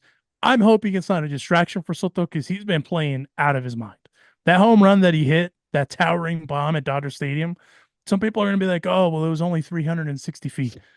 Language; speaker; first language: English; native; English